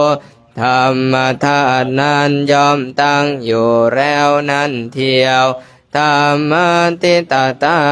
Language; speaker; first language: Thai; native; Thai